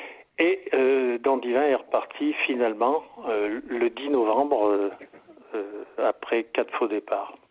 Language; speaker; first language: French; native; French